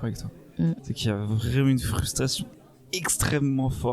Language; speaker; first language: French; native; French